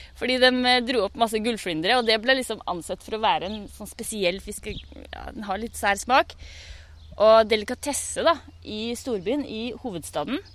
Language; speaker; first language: Norwegian; native; Norwegian